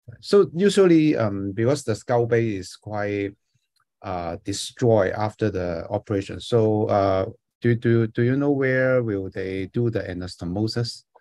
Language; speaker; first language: English; non-native, fluent; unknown